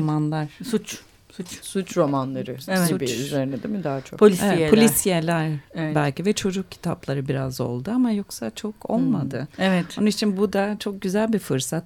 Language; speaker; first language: Turkish; non-native, fluent; Swedish